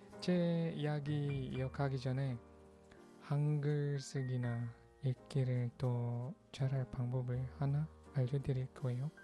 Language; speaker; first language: Korean; non-native, learner; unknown